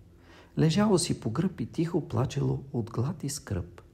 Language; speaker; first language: Bulgarian; native; Bulgarian